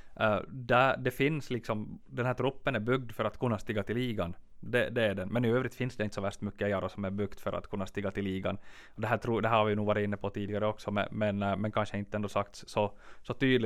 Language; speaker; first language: Swedish; native; Swedish